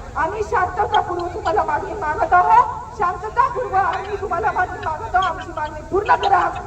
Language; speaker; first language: Marathi; non-native, local second language; Lambadi